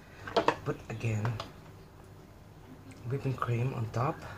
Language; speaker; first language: English; non-native, local second language; Filipino